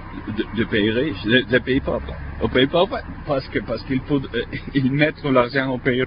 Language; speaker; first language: French; non-native, fluent; Spanish